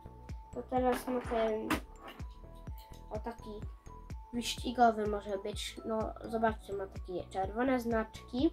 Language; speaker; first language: Polish; early bilingual, heritage; Polish